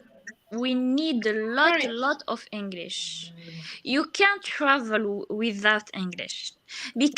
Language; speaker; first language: English; non-native, learner; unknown